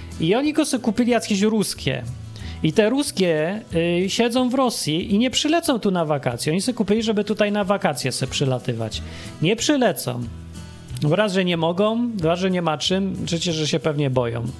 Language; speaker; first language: Polish; native; Polish